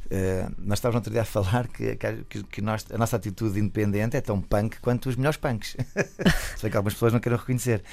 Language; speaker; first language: Portuguese; native; Portuguese